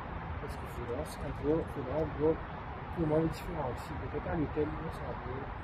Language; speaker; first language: French; non-native, local second language; Morisyen